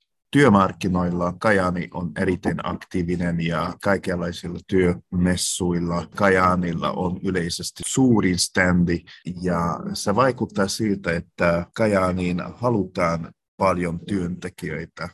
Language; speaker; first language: Finnish; native; Finnish